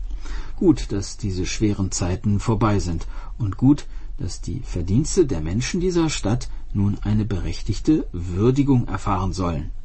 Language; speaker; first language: German; native; German